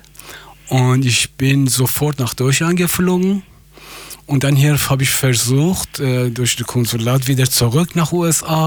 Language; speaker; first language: German; non-native, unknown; Persian